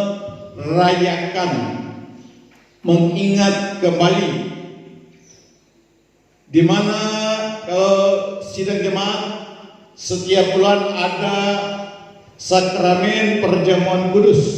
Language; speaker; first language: Indonesian; native; Indonesian